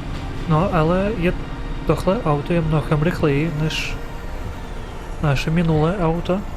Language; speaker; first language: Czech; non-native, learner; Ukrainian